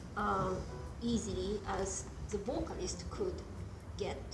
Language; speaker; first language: English; non-native, fluent; Japanese